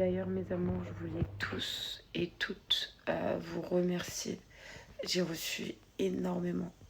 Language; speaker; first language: French; native; French